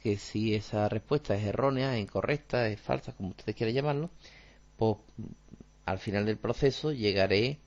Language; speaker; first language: Spanish; native; Spanish